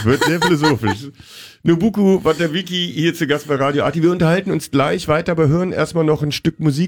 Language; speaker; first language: German; native; German